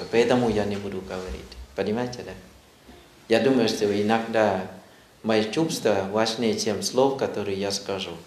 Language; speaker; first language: Russian; non-native, learner; Thai